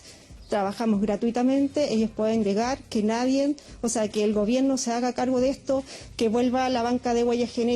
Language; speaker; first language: Spanish; native; Spanish